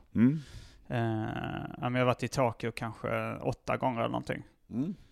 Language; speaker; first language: Swedish; native; Swedish